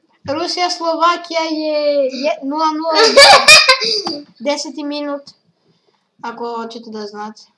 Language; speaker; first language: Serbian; early bilingual, heritage; Serbian